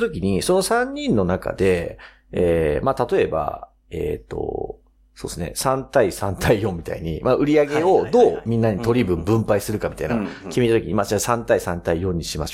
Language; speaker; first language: Japanese; native; Japanese